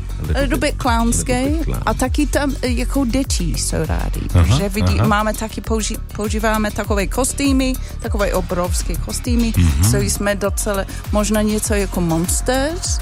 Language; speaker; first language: Czech; non-native, learner; English